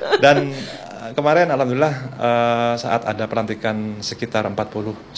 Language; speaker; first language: Indonesian; non-native, local second language; Madurese